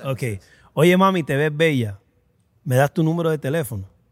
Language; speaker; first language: Spanish; early bilingual, heritage; Spanish